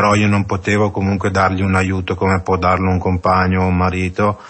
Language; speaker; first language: Italian; native; Italian